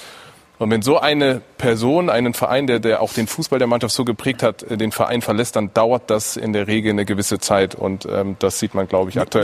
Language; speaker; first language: German; native; German